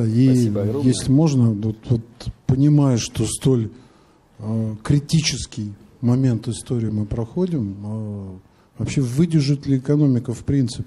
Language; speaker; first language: Russian; native; Russian